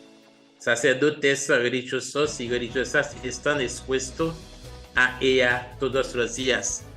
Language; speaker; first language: Spanish; non-native, fluent; Haitian Creole